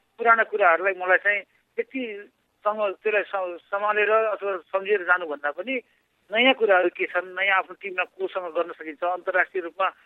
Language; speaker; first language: Nepali; native; Nepali